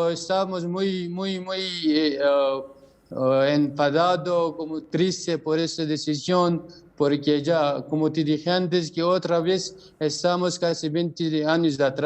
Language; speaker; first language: Spanish; non-native, learner; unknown